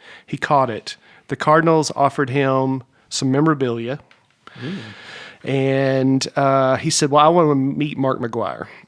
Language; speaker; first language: English; native; English